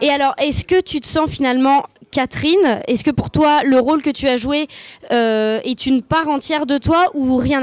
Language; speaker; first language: French; native; French